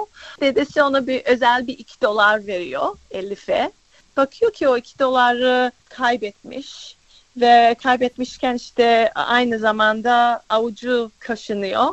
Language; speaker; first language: Turkish; early bilingual, other home language; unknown